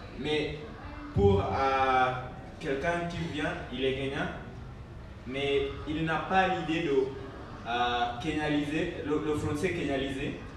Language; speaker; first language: French; non-native, learner; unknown